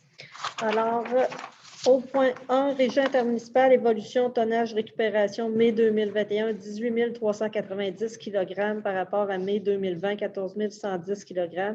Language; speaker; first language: French; native; French